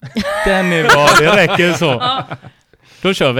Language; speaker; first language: Swedish; native; Swedish